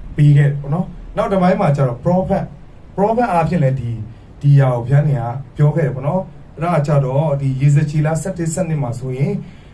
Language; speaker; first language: Burmese; non-native, local second language; Tedim Chin